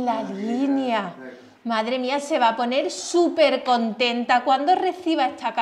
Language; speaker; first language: Spanish; native; Spanish